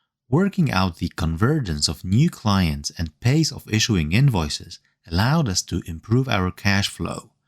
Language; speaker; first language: English; non-native, fluent; Polish